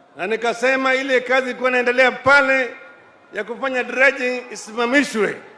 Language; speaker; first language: Swahili; non-native, local second language; Kikuyu